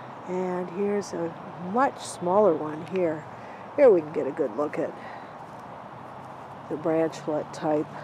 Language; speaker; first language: English; native; English